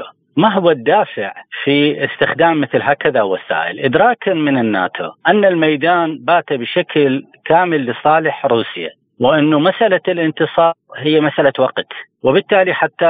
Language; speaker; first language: Arabic; native; Arabic